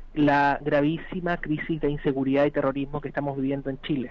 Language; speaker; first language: Spanish; native; Spanish